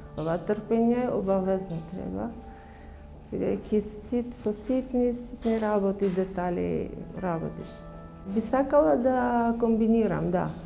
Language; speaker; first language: Macedonian; non-native, fluent; Armenian